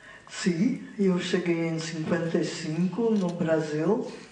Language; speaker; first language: Portuguese; non-native, fluent; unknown